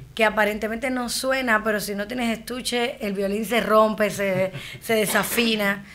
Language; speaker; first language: Spanish; native; Spanish